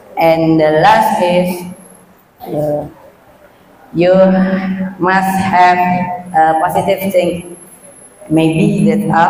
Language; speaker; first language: English; non-native, learner; Indonesian